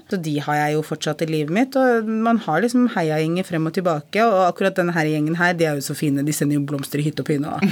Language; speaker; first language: Norwegian; early bilingual, other home language; Arabic